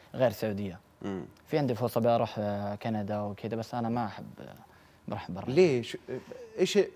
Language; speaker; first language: Arabic; non-native, local second language; Urdu